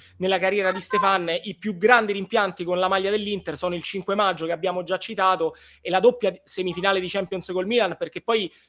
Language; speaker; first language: Italian; native; Italian